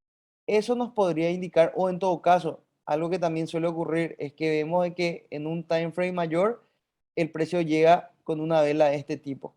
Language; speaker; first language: Spanish; native; Spanish